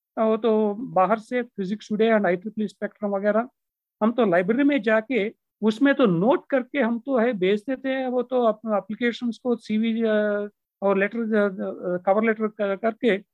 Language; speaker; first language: Hindi; non-native, local second language; Telugu